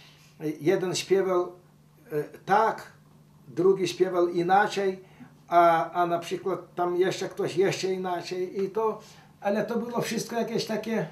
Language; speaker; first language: Polish; non-native, local second language; Ukrainian